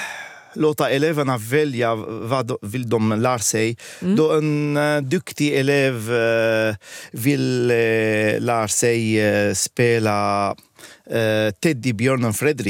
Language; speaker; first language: Swedish; non-native, fluent; Arabic